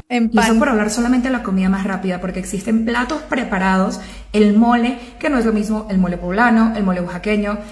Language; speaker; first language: Spanish; native; Spanish